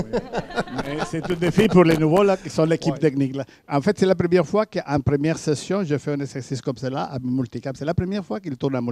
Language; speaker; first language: French; native; French